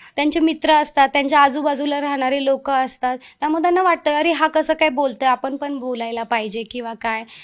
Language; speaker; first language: Marathi; non-native, local second language; Hindi